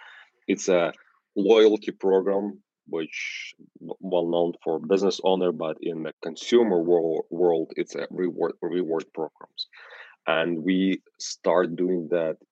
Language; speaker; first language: English; non-native, fluent; Ukrainian